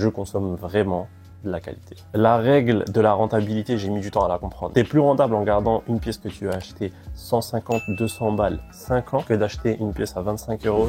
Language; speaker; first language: French; native; French